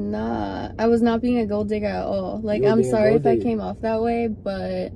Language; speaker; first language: English; native; English